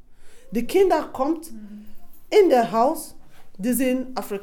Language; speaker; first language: German; non-native, fluent; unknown